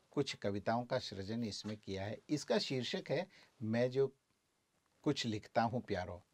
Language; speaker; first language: Hindi; native; Hindi